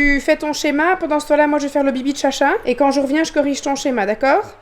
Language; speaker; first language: French; native; French